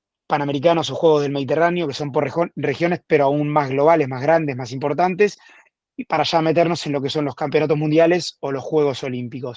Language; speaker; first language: Spanish; native; Spanish